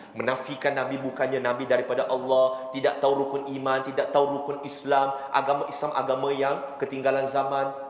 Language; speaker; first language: Malay; non-native, local second language; Chinese